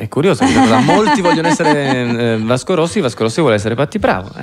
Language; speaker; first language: Italian; native; Italian